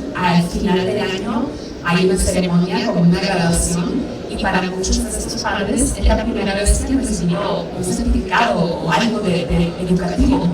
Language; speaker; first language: Spanish; early bilingual, heritage; Spanish